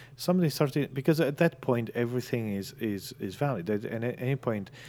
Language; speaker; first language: English; non-native, fluent; Italian